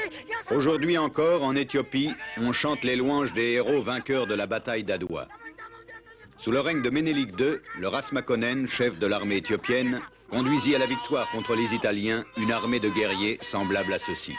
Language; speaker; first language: French; native; French